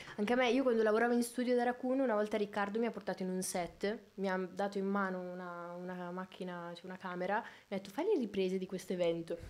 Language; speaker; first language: Italian; native; Italian